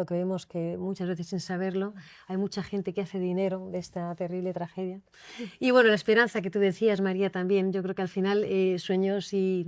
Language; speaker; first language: Spanish; native; Spanish